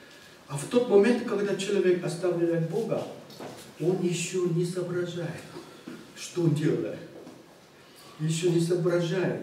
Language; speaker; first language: Russian; non-native, fluent; Korean